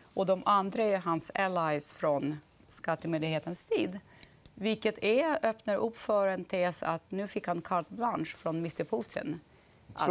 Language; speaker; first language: Swedish; non-native, fluent; Russian